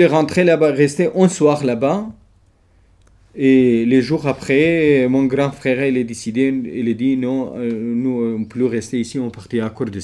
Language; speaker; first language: French; non-native, learner; Kurdish